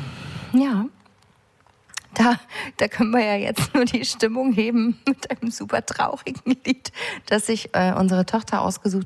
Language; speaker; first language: German; native; German